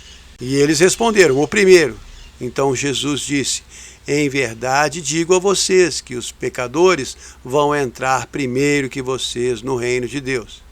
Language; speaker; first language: Portuguese; native; Portuguese